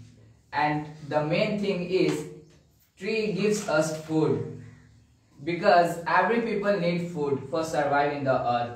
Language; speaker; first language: English; non-native, learner; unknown